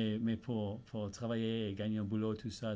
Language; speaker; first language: French; early bilingual, heritage; English